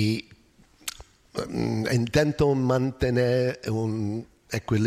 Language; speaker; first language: Spanish; non-native, learner; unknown